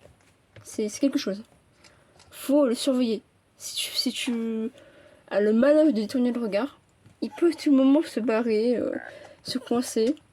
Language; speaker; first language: French; native; French